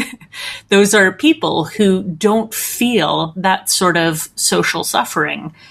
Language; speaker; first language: English; native; English